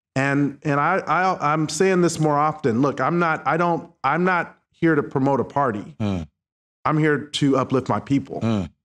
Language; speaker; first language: English; native; English